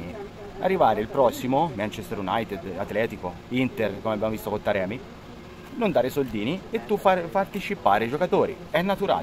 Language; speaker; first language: Italian; native; Italian